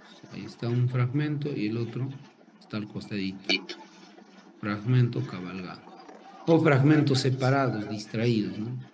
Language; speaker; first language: Spanish; native; Spanish